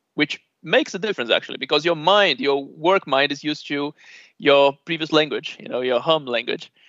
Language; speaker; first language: English; non-native, fluent; Portuguese